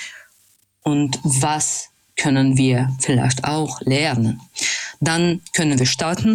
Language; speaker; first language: German; non-native, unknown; Russian